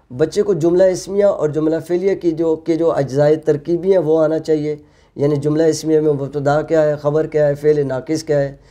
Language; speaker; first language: Urdu; non-native, local second language; Punjabi